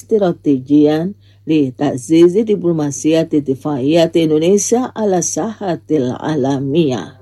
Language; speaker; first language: Arabic; non-native, fluent; Indonesian